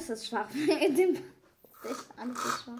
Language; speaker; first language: German; native; German